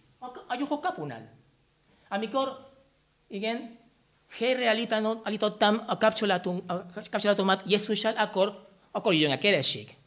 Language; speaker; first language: Hungarian; non-native, fluent; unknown